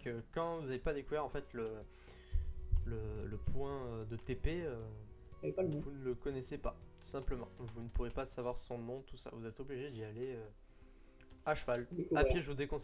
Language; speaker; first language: French; native; French